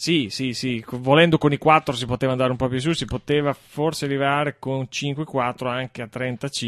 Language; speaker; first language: Italian; native; Italian